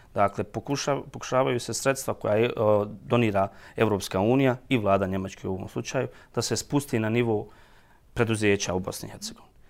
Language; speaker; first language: Croatian; native; Croatian